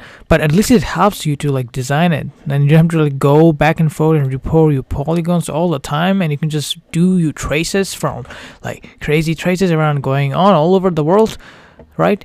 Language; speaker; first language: English; non-native, fluent; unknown